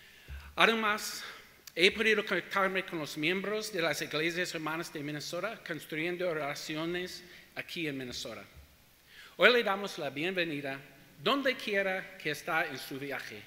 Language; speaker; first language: Spanish; non-native, learner; English